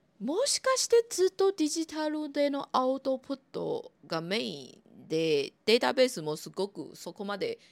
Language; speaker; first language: Japanese; non-native, fluent; Chinese